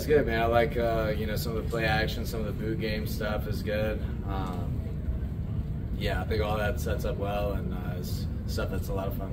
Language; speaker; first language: English; native; English